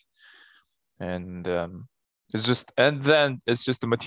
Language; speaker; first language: English; non-native, fluent; Chinese